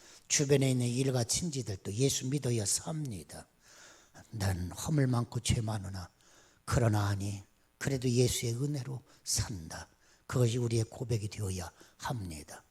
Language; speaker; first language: Korean; native; Korean